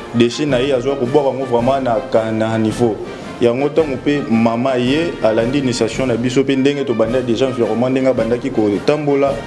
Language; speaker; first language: Lingala; native; Lingala